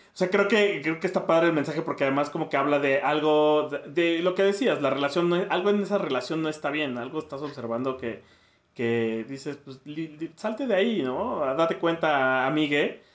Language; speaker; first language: Spanish; native; Spanish